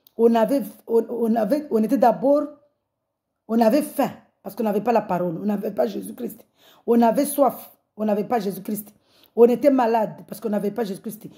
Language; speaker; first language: French; non-native, local second language; Comorian